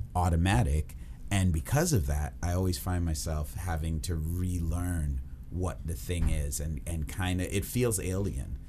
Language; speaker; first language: English; early bilingual, other home language; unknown